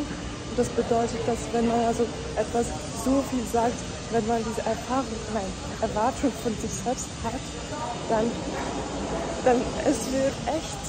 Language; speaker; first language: German; non-native, fluent; Turkish